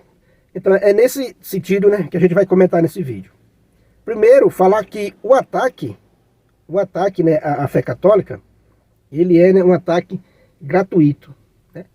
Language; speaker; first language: Portuguese; native; Portuguese